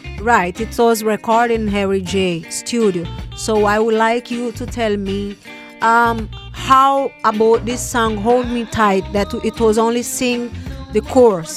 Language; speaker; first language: English; non-native, fluent; Portuguese